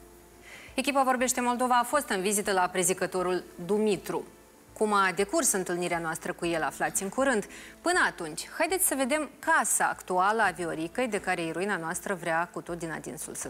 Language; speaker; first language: Romanian; native; Romanian